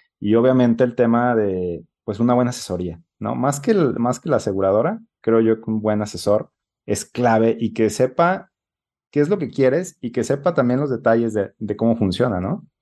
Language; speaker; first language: Spanish; native; Spanish